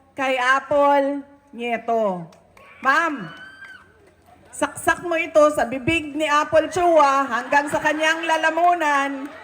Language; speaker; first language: Filipino; non-native, local second language; Cebuano